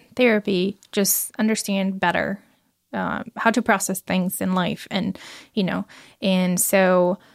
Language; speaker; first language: English; non-native, fluent; Portuguese